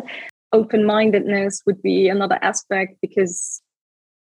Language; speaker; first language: English; non-native, fluent; Luxembourgish